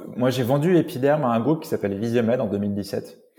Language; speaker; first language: French; native; French